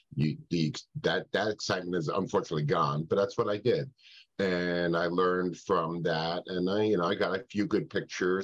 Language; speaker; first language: English; native; English